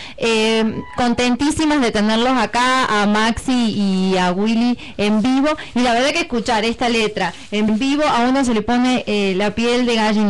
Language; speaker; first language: Spanish; native; Spanish